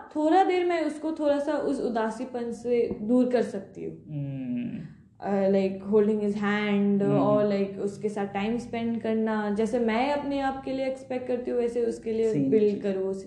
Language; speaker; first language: Hindi; non-native, local second language; Bangla